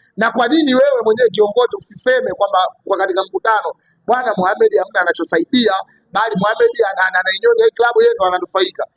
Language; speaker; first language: Swahili; native; Swahili